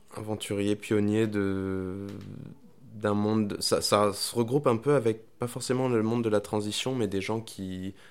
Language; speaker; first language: French; non-native, fluent; Spanish